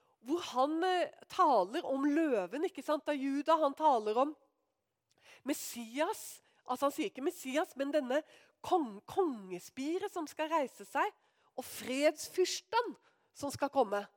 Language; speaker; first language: Norwegian; native; Norwegian